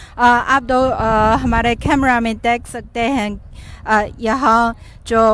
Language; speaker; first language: Hindi; non-native, fluent; Chinese